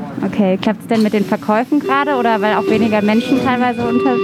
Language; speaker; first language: German; native; German